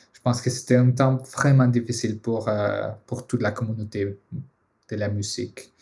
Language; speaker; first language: French; non-native, fluent; Spanish